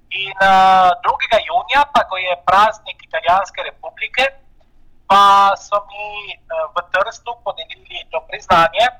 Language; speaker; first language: Slovenian; native; Slovenian